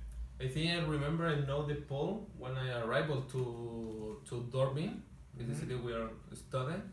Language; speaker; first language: English; non-native, learner; Spanish